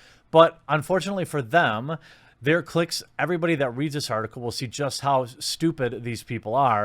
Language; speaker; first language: English; native; English